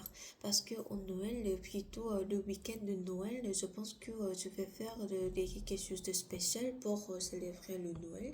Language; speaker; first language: French; non-native, learner; Korean